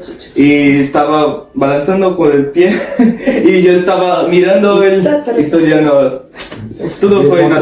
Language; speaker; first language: Spanish; non-native, learner; Portuguese